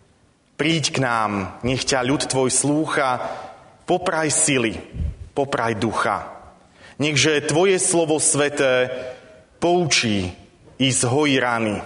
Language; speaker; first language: Slovak; native; Slovak